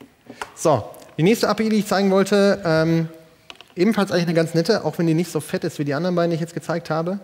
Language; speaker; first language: German; native; German